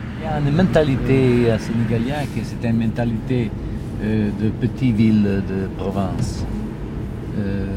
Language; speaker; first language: French; non-native, learner; Italian